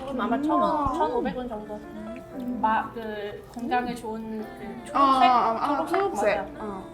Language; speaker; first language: Korean; non-native, fluent; Vietnamese